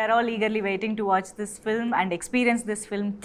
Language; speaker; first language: English; non-native, local second language; Telugu